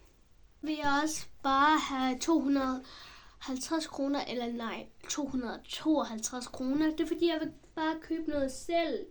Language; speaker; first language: Danish; early bilingual, other home language; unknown